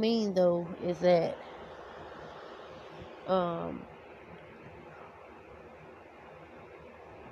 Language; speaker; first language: English; native; English